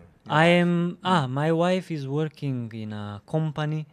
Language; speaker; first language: English; non-native, learner; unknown